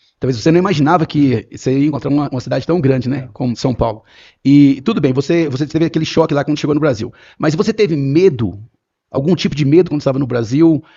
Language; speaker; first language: Portuguese; native; Portuguese